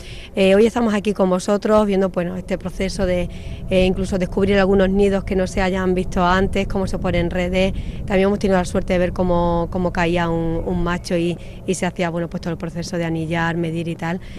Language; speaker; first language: Spanish; native; Spanish